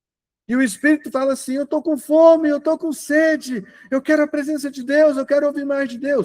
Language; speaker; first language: Portuguese; native; Portuguese